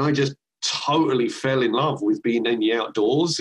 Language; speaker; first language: English; native; English